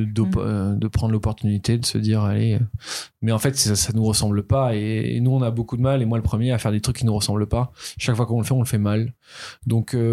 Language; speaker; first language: French; native; French